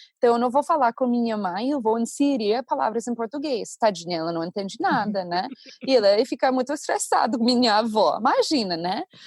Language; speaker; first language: Portuguese; non-native, fluent; English